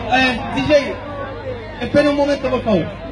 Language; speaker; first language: Spanish; non-native, learner; Haitian Creole